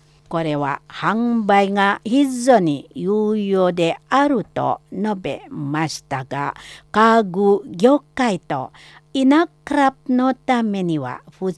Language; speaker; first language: Japanese; non-native, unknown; Indonesian